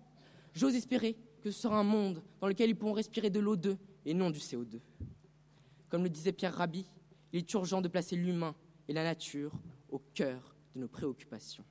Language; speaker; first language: French; non-native, fluent; Romanian